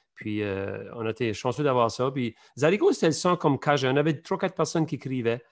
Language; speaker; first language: French; native; French